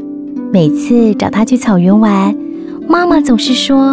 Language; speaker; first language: Chinese; native; Chinese